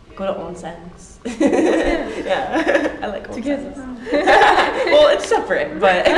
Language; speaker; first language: English; native; English